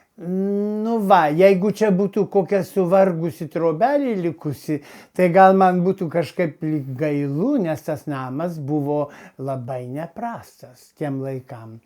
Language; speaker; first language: Lithuanian; native; Lithuanian